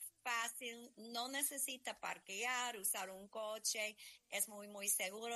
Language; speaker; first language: Spanish; non-native, fluent; English